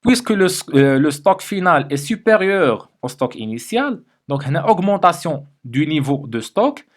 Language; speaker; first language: French; non-native, local second language; Arabic